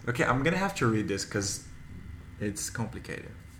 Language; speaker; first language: English; non-native, fluent; Portuguese